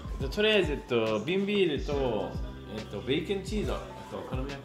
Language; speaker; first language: Japanese; non-native, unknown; English